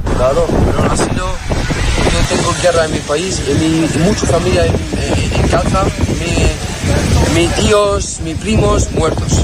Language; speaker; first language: Spanish; non-native, learner; Arabic